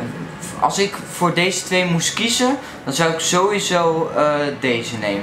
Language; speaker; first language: Dutch; native; Dutch